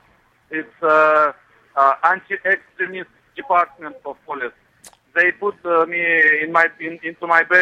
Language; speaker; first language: English; non-native, learner; Russian